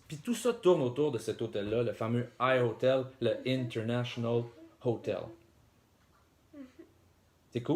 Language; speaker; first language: French; native; French